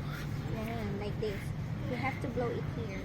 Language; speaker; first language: English; non-native, local second language; Filipino